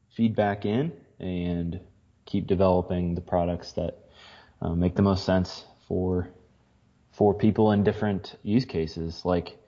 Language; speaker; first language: English; native; English